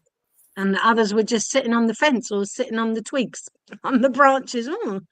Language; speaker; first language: English; native; English